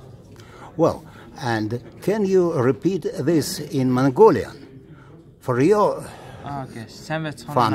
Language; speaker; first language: English; non-native, learner; Russian